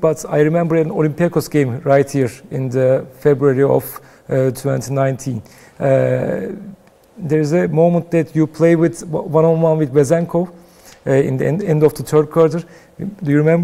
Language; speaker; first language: English; non-native, fluent; Turkish